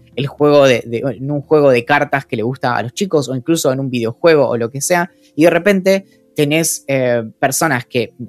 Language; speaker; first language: Spanish; native; Spanish